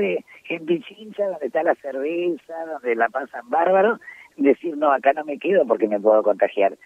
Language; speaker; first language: Spanish; native; Spanish